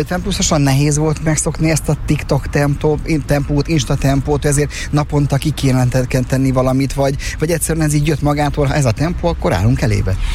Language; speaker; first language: Hungarian; native; Hungarian